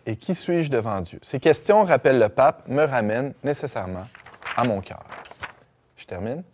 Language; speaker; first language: French; native; French